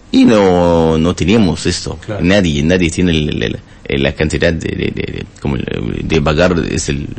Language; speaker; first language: Spanish; non-native, learner; Arabic